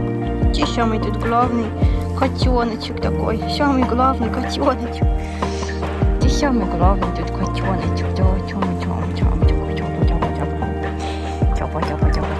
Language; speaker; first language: Russian; native; Russian